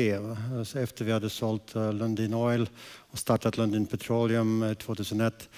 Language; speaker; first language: Swedish; early bilingual, heritage; Swedish